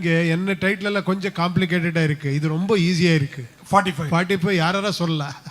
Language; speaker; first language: Tamil; non-native, local second language; Kannada